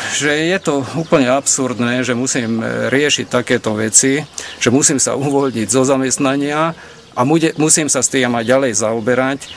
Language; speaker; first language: Slovak; non-native, local second language; Hungarian